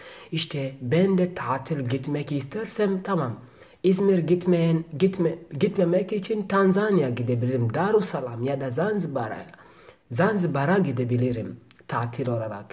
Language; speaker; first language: Turkish; non-native, learner; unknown